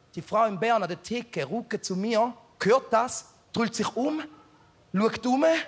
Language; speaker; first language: German; early bilingual, other home language; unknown